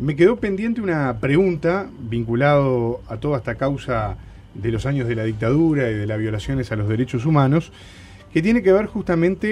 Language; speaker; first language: Spanish; native; Spanish